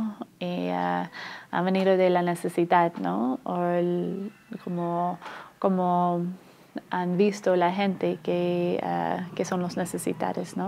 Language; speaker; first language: Spanish; non-native, fluent; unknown